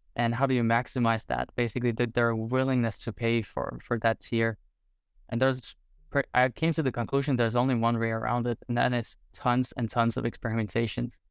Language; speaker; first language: English; non-native, fluent; Portuguese